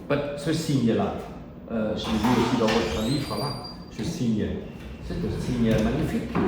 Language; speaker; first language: French; non-native, learner; German